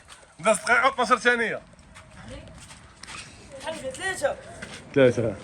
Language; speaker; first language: Arabic; native; Arabic